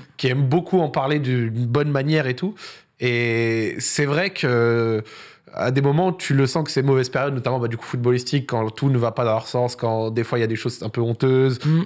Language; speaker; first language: French; native; French